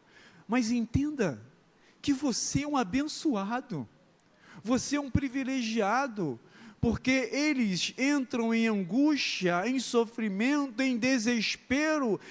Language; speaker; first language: Portuguese; native; Portuguese